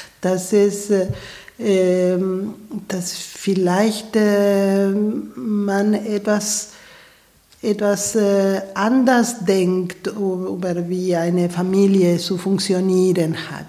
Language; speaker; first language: German; non-native, fluent; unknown